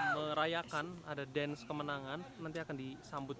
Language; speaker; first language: Indonesian; native; Indonesian